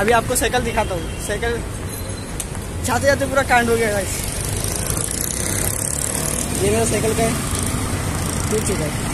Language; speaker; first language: Hindi; native; Hindi